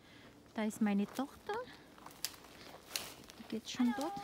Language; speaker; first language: German; non-native, learner; Filipino